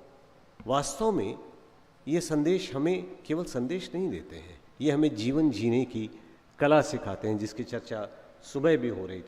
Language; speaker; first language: Hindi; native; Hindi